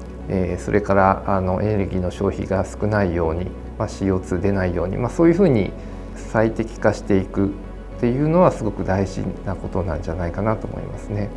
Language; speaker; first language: Japanese; native; Japanese